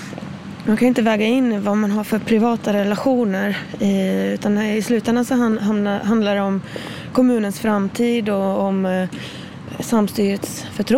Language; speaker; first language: Swedish; native; Swedish